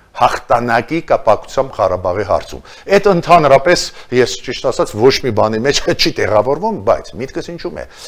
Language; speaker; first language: Armenian; native; Armenian